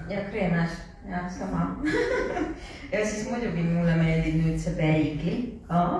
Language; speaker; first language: Estonian; non-native, fluent; Hungarian